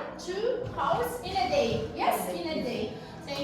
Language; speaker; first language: English; non-native, learner; Kazakh